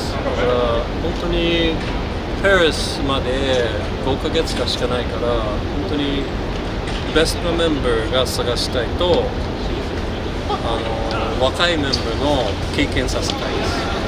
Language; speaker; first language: Japanese; non-native, fluent; English